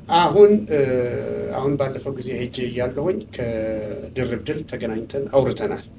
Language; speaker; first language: Amharic; non-native, local second language; Tigrinya